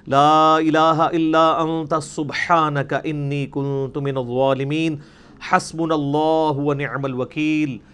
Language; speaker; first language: Urdu; non-native, local second language; Punjabi